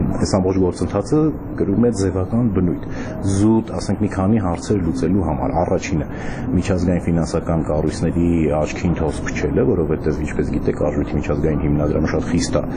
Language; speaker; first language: Armenian; native; Armenian